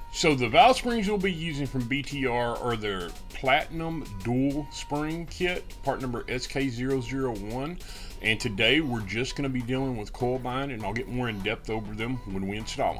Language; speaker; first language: English; native; English